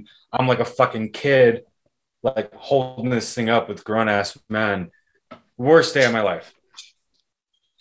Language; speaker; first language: English; native; English